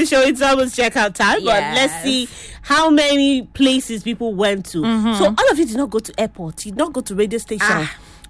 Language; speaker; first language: English; non-native, local second language; Yoruba